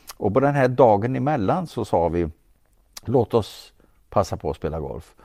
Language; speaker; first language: Swedish; native; Swedish